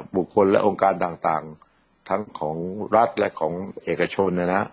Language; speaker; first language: Thai; native; Thai